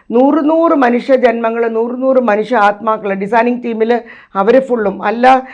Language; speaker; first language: Malayalam; native; Malayalam